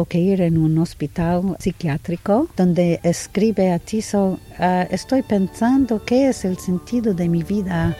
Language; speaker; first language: Spanish; non-native, fluent; English